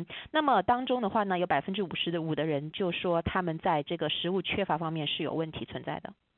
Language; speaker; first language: Chinese; native; Chinese